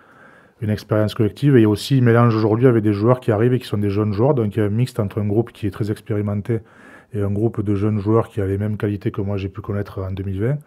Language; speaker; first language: French; native; French